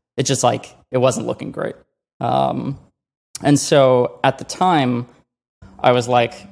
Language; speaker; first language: English; native; English